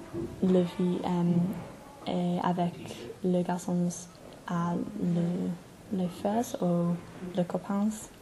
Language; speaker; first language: French; non-native, learner; English